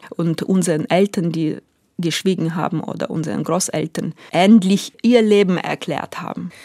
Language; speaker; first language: German; non-native, fluent; Ukrainian